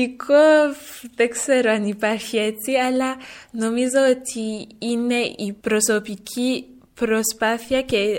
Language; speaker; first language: Greek; early bilingual, heritage; French